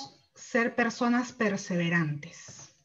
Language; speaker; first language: Spanish; native; Spanish